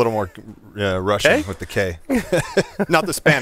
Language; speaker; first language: English; native; English